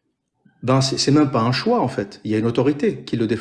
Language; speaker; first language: French; native; French